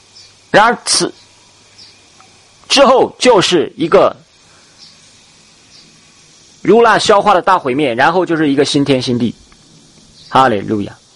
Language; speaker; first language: Chinese; native; Chinese